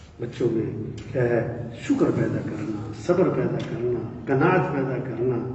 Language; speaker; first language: Urdu; non-native, local second language; Pashto